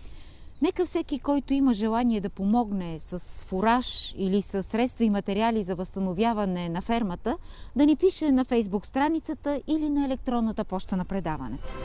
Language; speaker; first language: Bulgarian; native; Bulgarian